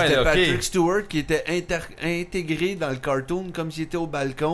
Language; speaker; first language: French; native; French